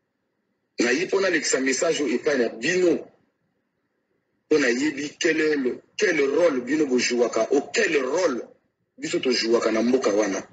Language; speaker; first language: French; non-native, local second language; Lingala